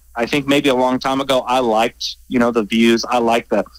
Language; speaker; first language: English; native; English